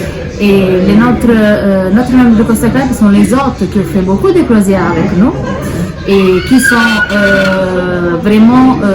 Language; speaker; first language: French; non-native, fluent; Italian